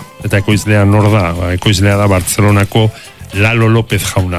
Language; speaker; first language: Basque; native; Basque